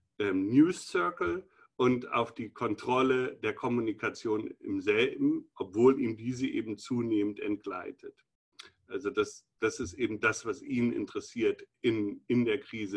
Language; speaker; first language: German; native; German